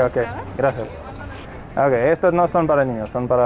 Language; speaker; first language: Spanish; non-native, fluent; English